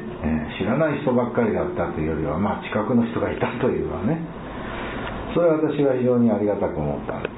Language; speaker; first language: Japanese; native; Japanese